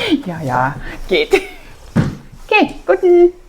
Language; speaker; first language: German; non-native, fluent; Mongolian